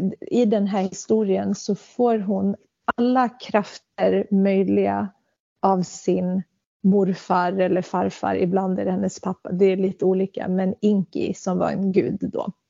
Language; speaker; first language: Swedish; early bilingual, other home language; Central Kurdish